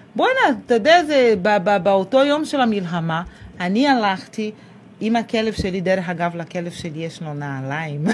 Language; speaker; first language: Hebrew; non-native, fluent; Portuguese